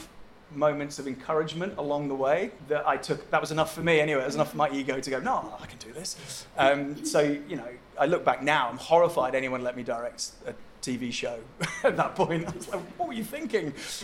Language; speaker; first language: English; native; English